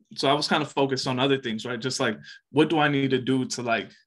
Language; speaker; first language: English; early bilingual, other home language; Spanish